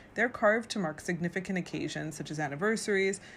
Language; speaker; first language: English; native; English